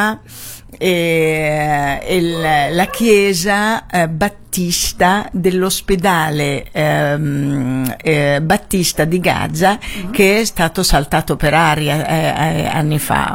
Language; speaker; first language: Italian; non-native, fluent; Arabic